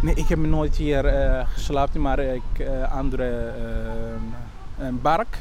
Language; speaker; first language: Dutch; non-native, learner; Somali